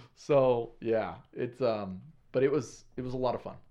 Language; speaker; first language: English; native; English